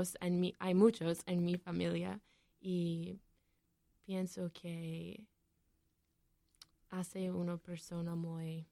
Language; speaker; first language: Spanish; non-native, learner; English